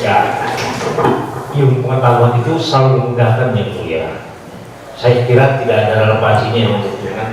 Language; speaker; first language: Indonesian; native; Indonesian